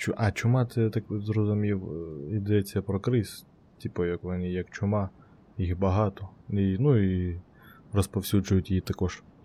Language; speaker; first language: Ukrainian; non-native, local second language; Russian